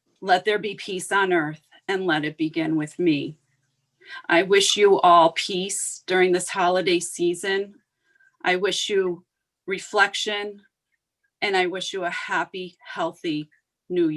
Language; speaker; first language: English; native; English